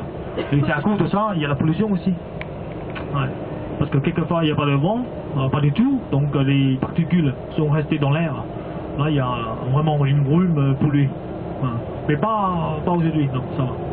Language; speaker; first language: French; non-native, fluent; Cantonese